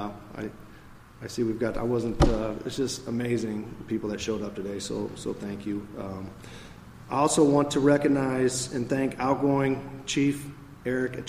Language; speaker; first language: English; native; English